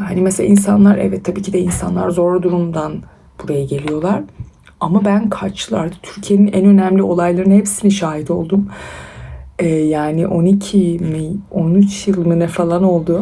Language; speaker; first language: Turkish; early bilingual, other home language; Persian